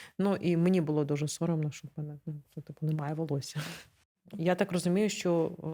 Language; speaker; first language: Ukrainian; non-native, local second language; Crimean Tatar